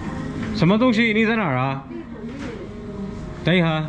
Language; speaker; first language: Chinese; non-native, fluent; Urdu